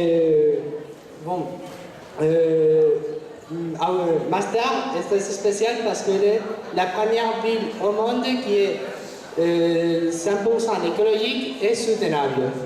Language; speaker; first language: French; non-native, fluent; Spanish